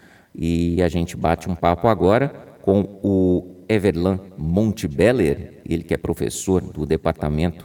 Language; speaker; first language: Portuguese; native; Portuguese